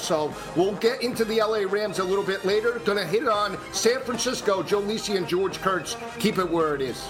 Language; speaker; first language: English; native; English